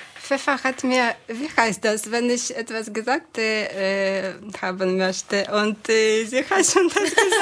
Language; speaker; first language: German; non-native, fluent; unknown